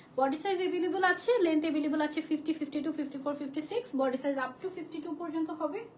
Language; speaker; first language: Bangla; native; Bangla